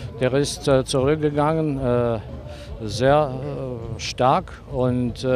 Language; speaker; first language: German; non-native, fluent; Russian